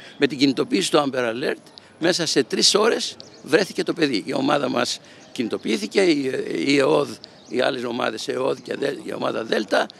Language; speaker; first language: Greek; native; Greek